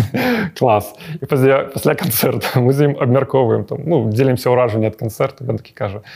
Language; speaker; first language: Belarusian; native; Belarusian